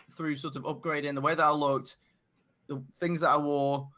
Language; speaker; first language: English; native; English